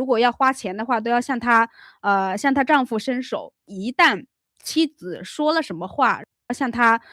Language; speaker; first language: Chinese; native; Chinese